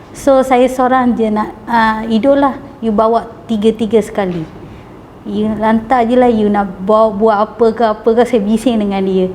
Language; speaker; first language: Malay; non-native, local second language; Tamil